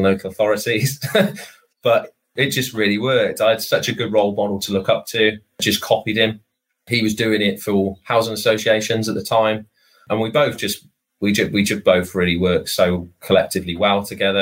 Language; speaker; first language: English; native; English